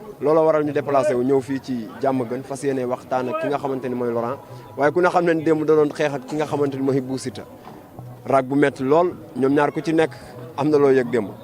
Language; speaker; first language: Wolof; native; Wolof